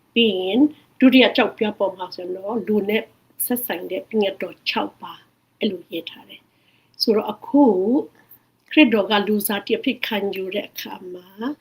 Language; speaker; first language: Burmese; non-native, local second language; Hakha Chin